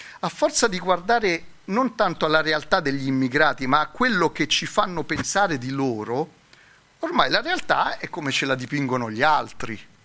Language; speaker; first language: Italian; native; Italian